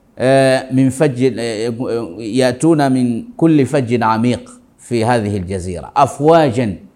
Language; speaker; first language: Arabic; non-native, fluent; Swahili